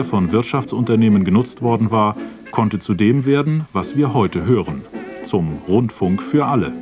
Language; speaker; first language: German; native; German